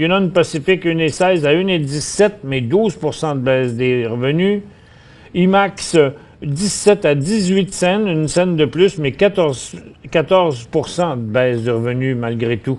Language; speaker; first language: French; native; French